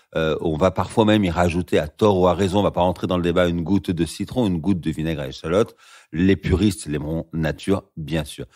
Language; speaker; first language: French; native; French